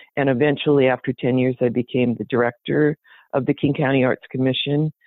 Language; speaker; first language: English; native; English